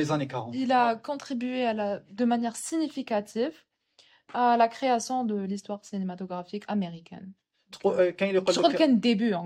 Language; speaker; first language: French; non-native, local second language; Arabic